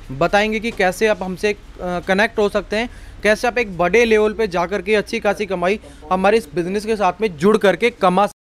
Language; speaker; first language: Hindi; native; Hindi